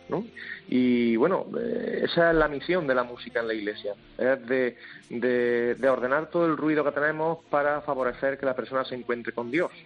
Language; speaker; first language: Spanish; native; Spanish